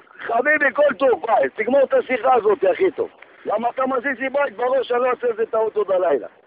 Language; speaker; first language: Hebrew; native; Hebrew